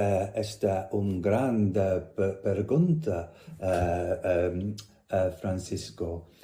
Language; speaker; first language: Portuguese; non-native, learner; English